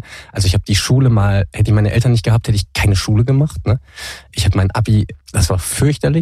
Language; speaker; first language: German; native; German